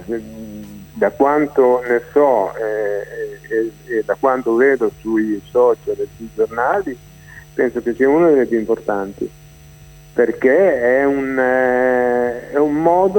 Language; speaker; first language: Italian; native; Italian